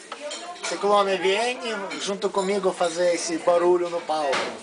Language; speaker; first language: Portuguese; non-native, learner; Russian